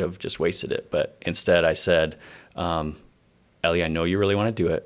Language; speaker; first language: English; native; English